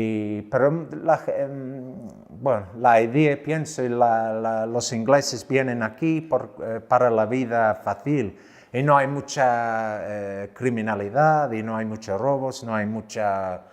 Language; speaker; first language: Spanish; non-native, learner; English